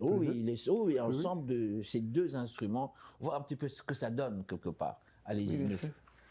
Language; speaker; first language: French; native; French